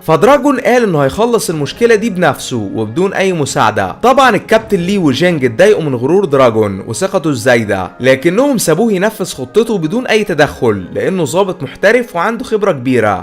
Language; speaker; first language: Arabic; native; Arabic